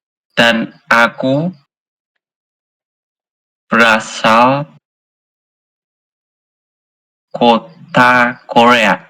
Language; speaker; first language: Indonesian; non-native, learner; Korean